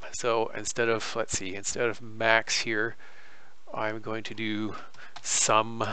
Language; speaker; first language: English; native; English